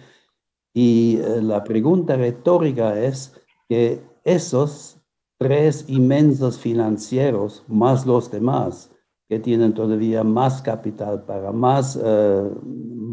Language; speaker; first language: Spanish; non-native, fluent; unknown